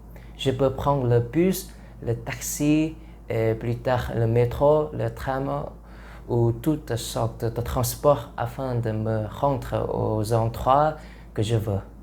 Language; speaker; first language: French; non-native, learner; Vietnamese